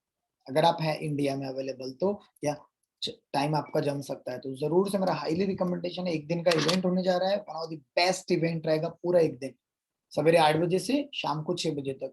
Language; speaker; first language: Hindi; native; Hindi